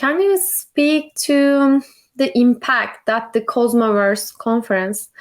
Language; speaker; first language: English; non-native, learner; Turkish